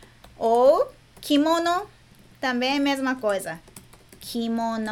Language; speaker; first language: Portuguese; non-native, fluent; Japanese